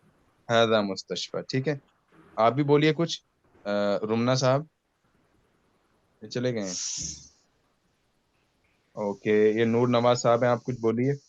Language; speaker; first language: Hindi; native; Hindi